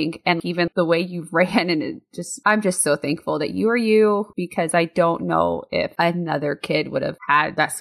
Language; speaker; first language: English; native; English